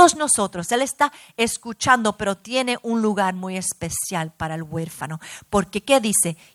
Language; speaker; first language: Spanish; early bilingual, heritage; Spanish